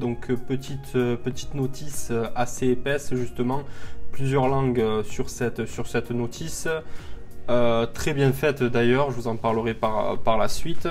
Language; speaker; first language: French; native; French